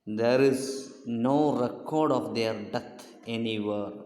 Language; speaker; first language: English; non-native, local second language; Malayalam